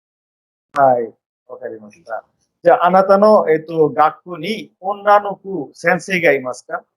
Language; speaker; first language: Japanese; non-native, fluent; Bangla